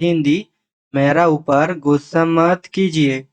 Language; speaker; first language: Hindi; non-native, learner; Bangla